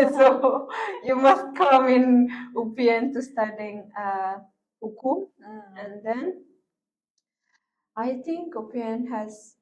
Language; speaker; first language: English; non-native, learner; Malagasy